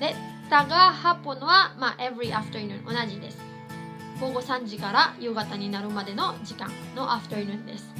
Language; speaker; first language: Japanese; non-native, fluent; Cebuano